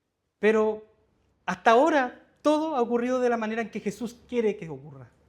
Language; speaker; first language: Spanish; native; Spanish